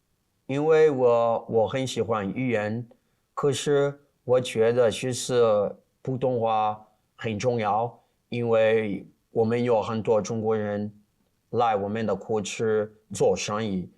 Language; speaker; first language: Chinese; non-native, learner; Portuguese